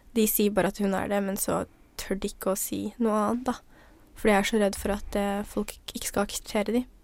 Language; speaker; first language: Norwegian; early bilingual, other home language; Somali